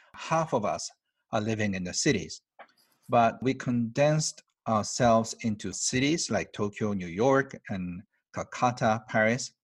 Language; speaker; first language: English; non-native, fluent; Japanese